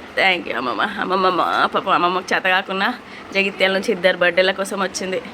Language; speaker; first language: Telugu; native; Telugu